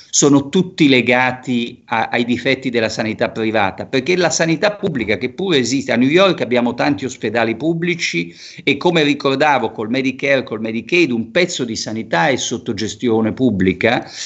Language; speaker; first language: Italian; native; Italian